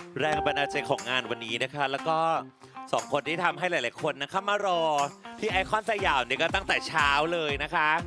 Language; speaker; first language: Thai; native; Thai